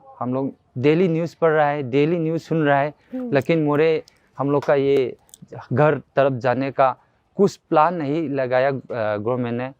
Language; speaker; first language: Hindi; non-native, local second language; Manipuri